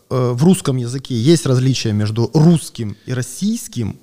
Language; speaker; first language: Ukrainian; non-native, local second language; Russian